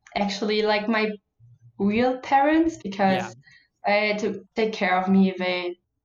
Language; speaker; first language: English; non-native, fluent; German